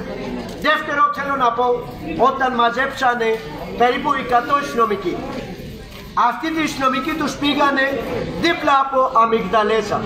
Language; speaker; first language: Greek; non-native, fluent; Urdu